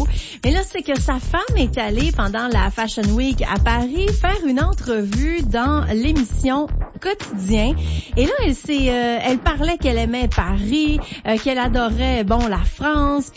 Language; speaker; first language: French; native; French